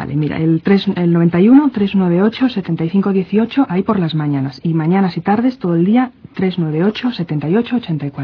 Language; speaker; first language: Spanish; native; Spanish